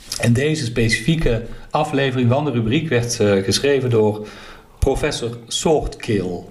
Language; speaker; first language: Dutch; native; Dutch